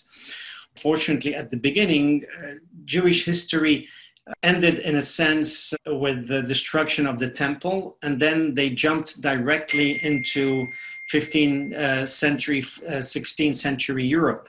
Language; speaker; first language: English; non-native, fluent; Spanish